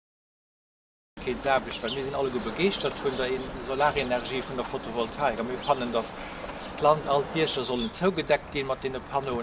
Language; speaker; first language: German; non-native, local second language; Luxembourgish